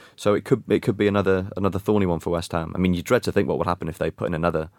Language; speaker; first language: English; native; English